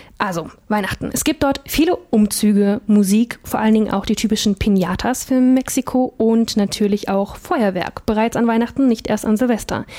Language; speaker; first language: German; early bilingual, other home language; Russian